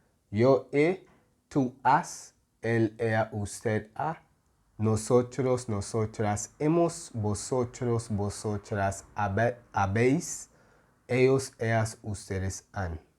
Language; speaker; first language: Spanish; non-native, fluent; English